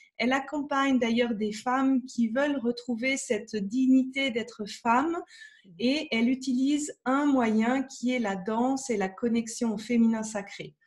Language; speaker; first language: French; native; French